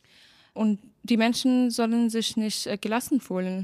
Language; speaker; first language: German; non-native, fluent; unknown